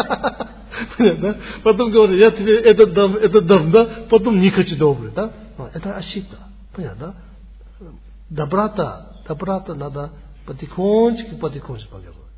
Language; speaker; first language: Russian; non-native, learner; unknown